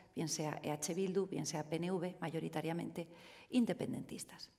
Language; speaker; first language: Spanish; native; Spanish